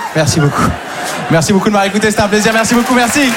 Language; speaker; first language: French; native; French